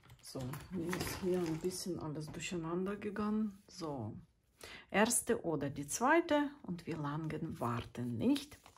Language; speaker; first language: German; non-native, fluent; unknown